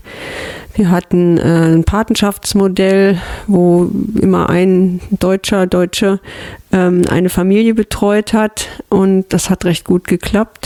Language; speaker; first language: German; native; German